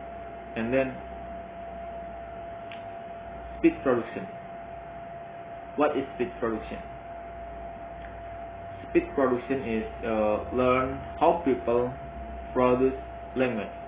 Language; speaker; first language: English; non-native, learner; Indonesian